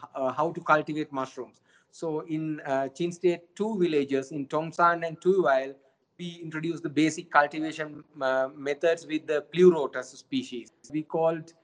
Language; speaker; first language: English; non-native, local second language; Sinhala